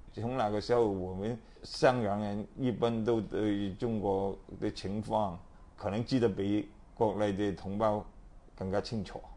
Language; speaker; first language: Chinese; non-native, local second language; Cantonese